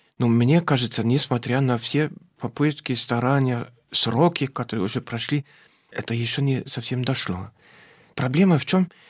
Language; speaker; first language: Russian; non-native, fluent; German